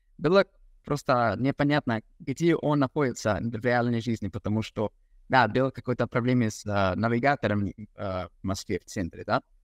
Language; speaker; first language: Russian; non-native, fluent; English